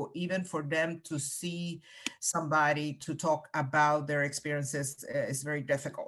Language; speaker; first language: English; non-native, fluent; Spanish